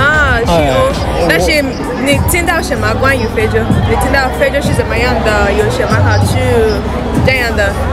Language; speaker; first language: Chinese; non-native, learner; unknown